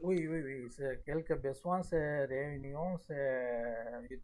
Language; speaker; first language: French; non-native, learner; Tamil